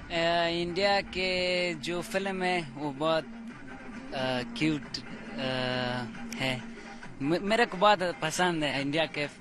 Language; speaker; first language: Hindi; non-native, learner; Pashto